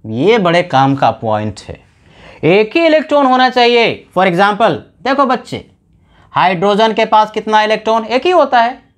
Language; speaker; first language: Hindi; native; Hindi